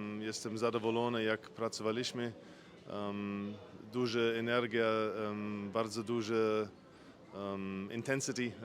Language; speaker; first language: Polish; non-native, fluent; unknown